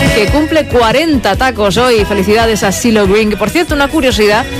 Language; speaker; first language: Spanish; native; Spanish